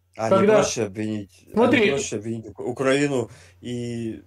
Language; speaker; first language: Russian; native; Russian